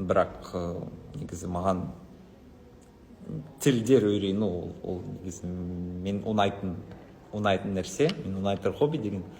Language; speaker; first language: Kazakh; non-native, learner; Lithuanian